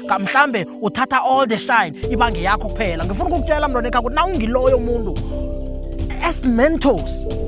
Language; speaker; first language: Zulu; non-native, local second language; South Ndebele